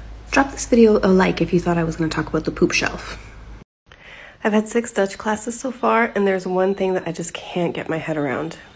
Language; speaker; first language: English; native; English